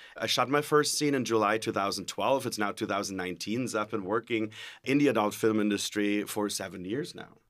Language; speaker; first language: English; non-native, fluent; German